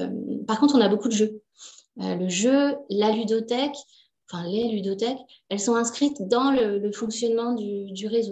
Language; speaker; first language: French; native; French